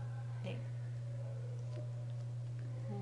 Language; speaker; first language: Japanese; non-native, fluent; English